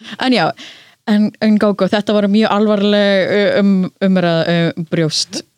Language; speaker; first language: Icelandic; native; Icelandic